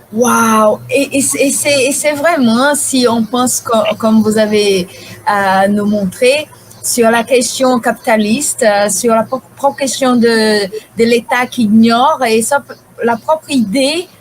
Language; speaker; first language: French; non-native, fluent; Portuguese